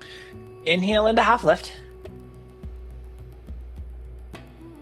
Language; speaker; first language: English; native; English